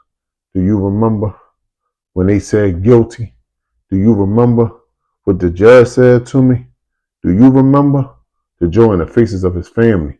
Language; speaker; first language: English; native; English